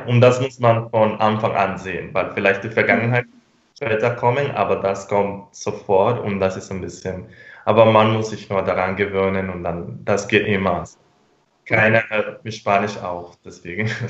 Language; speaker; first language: German; non-native, fluent; Spanish